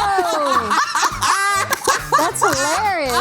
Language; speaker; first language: English; native; English